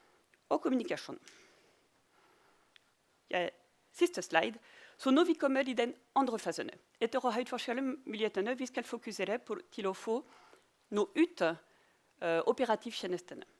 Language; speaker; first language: Norwegian; non-native, fluent; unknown